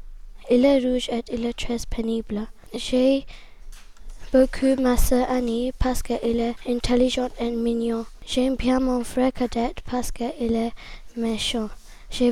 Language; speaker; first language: French; non-native, learner; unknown